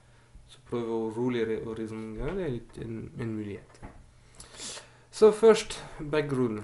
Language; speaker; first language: Norwegian; non-native, fluent; French